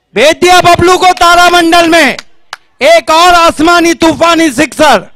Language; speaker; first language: Hindi; non-native, local second language; Marathi